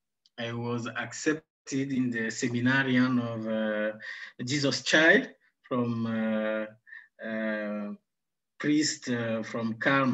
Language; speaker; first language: English; non-native, fluent; Sango